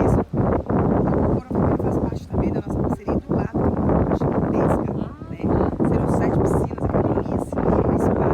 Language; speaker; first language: Portuguese; native; Portuguese